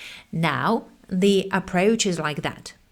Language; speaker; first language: English; non-native, fluent; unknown